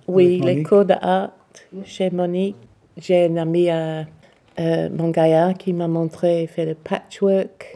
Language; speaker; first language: French; non-native, learner; English